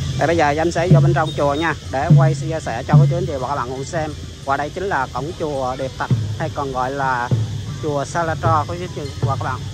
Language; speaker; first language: Vietnamese; non-native, local second language; Khmer